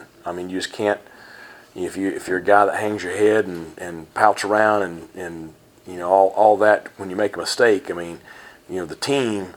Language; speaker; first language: English; native; English